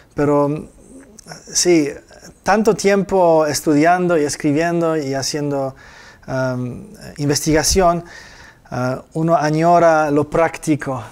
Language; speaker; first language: Spanish; non-native, fluent; Polish